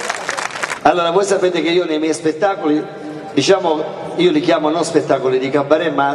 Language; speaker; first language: Italian; native; Italian